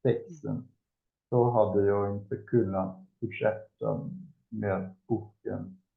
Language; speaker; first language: Swedish; non-native, fluent; Spanish